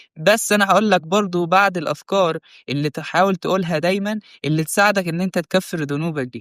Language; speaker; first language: Arabic; native; Arabic